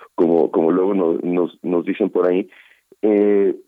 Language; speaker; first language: Spanish; native; Spanish